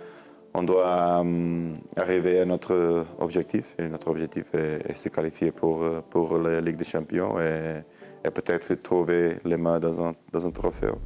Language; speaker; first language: French; non-native, learner; Portuguese